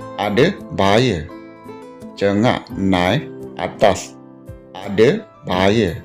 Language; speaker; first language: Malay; non-native, fluent; Burmese